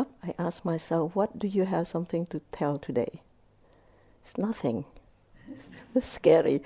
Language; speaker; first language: English; non-native, fluent; Vietnamese